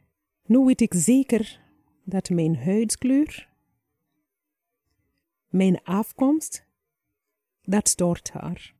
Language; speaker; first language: Dutch; non-native, fluent; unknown